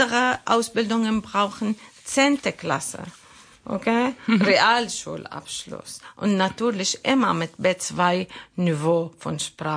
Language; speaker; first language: German; non-native, learner; Arabic